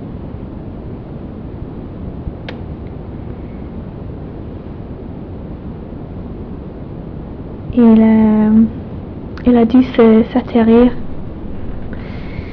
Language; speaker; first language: French; non-native, fluent; English